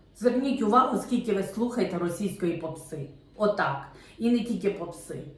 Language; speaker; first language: Ukrainian; non-native, local second language; Russian